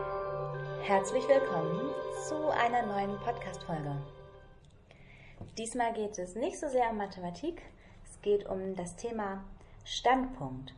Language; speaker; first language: German; native; German